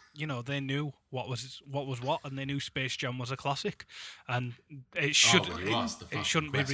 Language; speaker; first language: English; native; English